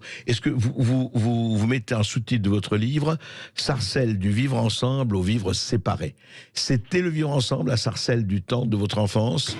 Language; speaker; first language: French; native; French